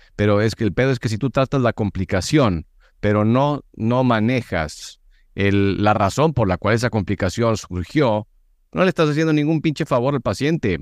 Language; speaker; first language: Spanish; native; Spanish